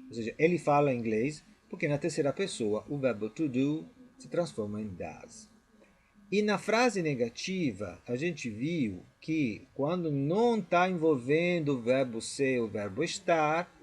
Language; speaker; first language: Portuguese; non-native, fluent; Italian